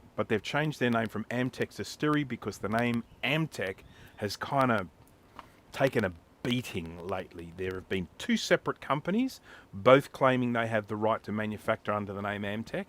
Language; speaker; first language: English; native; English